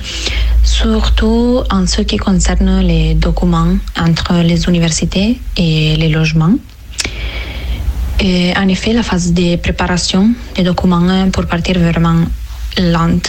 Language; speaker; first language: French; non-native, fluent; Italian